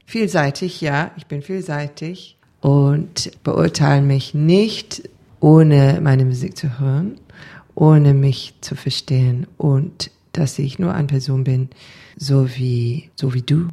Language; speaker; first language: German; non-native, learner; English